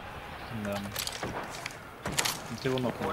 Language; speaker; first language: Russian; native; Russian